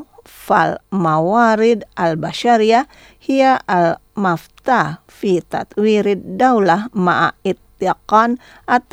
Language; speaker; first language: Arabic; non-native, learner; Indonesian